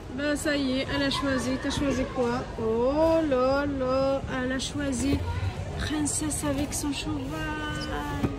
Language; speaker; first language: French; native; French